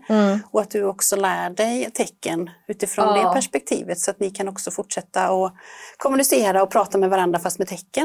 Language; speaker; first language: Swedish; native; Swedish